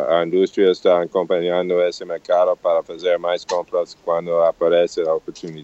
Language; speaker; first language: Portuguese; non-native, learner; English